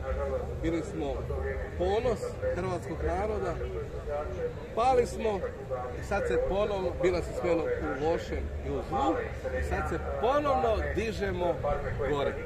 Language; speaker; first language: Croatian; native; Croatian